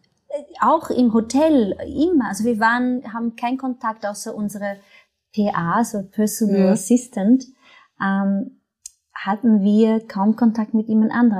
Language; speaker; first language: German; non-native, fluent; Portuguese